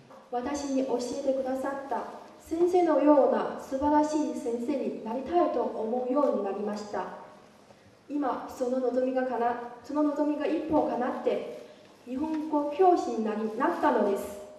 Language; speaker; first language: Japanese; non-native, fluent; Chinese